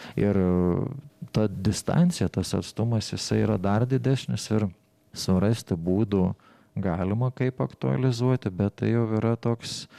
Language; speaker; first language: Lithuanian; native; Lithuanian